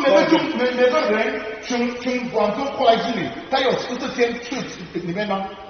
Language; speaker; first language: Chinese; non-native, learner; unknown